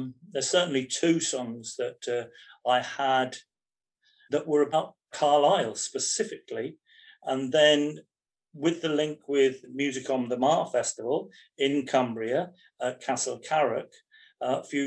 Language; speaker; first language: English; native; English